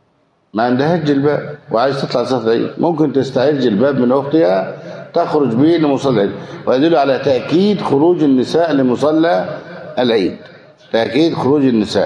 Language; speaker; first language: Arabic; native; Arabic